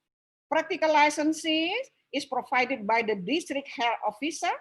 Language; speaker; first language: English; non-native, local second language; Indonesian